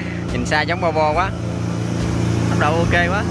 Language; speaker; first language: Vietnamese; native; Vietnamese